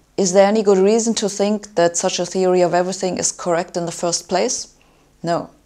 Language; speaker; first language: English; non-native, fluent; German